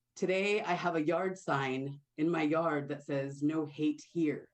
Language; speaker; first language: English; native; English